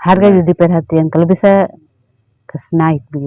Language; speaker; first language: Indonesian; non-native, local second language; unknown